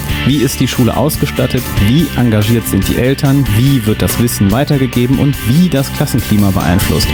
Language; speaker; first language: German; native; German